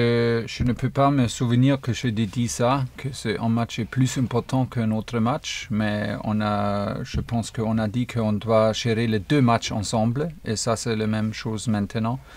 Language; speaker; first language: French; non-native, fluent; German